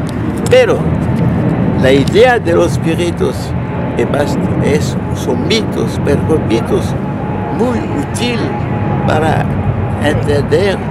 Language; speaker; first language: Spanish; non-native, fluent; French